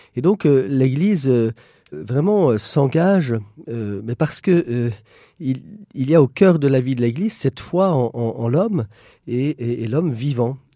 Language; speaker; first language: French; native; French